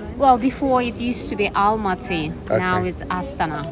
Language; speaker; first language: English; non-native, fluent; Russian